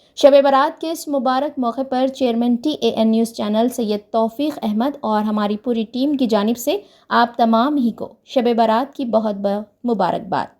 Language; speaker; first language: Urdu; native; Urdu